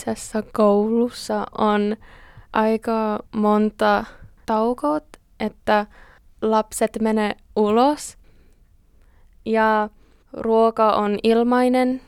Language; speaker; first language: Finnish; non-native, learner; English